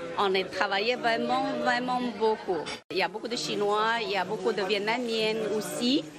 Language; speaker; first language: French; non-native, learner; Chinese